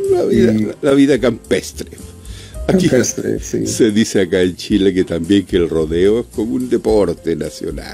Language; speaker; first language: Spanish; native; Spanish